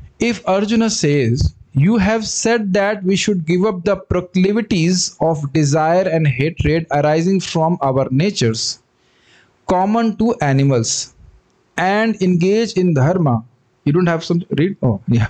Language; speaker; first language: English; non-native, local second language; Hindi